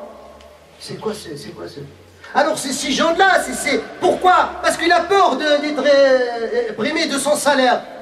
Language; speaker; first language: French; non-native, fluent; Arabic